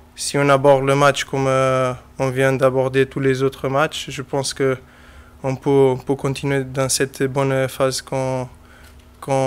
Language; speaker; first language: French; non-native, fluent; Portuguese